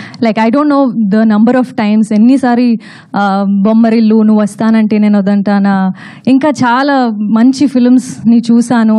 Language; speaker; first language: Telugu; non-native, fluent; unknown